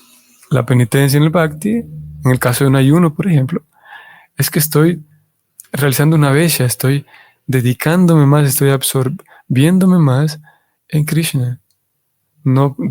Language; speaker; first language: Spanish; native; Spanish